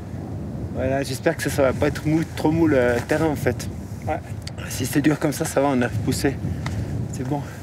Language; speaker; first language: French; native; French